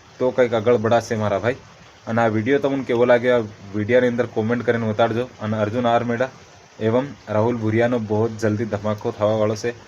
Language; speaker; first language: Gujarati; non-native, local second language; Bhili